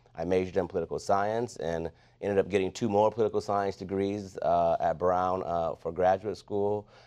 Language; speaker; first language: English; native; English